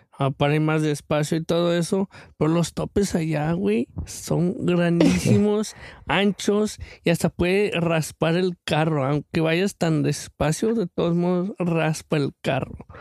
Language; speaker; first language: Spanish; early bilingual, other home language; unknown